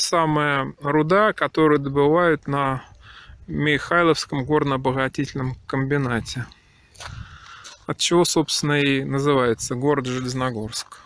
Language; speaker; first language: Russian; native; Russian